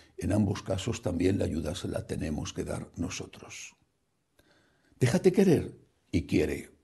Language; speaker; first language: Spanish; native; Spanish